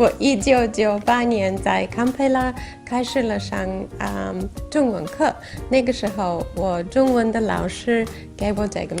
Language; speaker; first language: Chinese; non-native, fluent; English